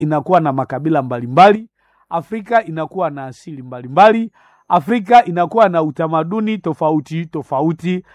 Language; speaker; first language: Swahili; non-native, local second language; Nande